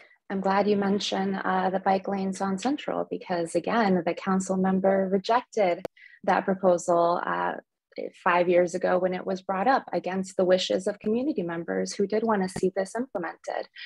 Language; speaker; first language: English; early bilingual, other home language; Spanish